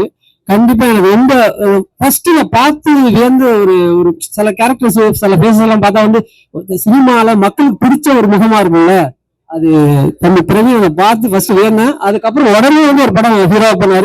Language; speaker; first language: Tamil; native; Tamil